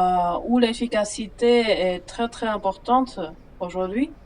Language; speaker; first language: French; non-native, fluent; Chinese